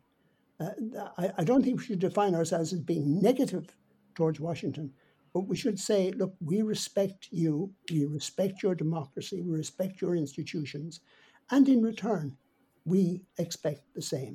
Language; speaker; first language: English; native; English